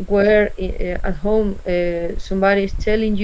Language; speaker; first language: English; non-native, learner; Spanish